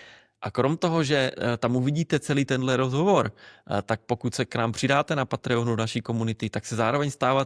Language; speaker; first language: Czech; native; Czech